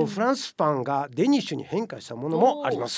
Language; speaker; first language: Japanese; native; Japanese